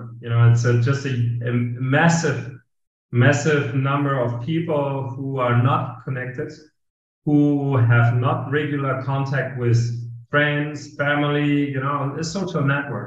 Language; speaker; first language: English; non-native, fluent; German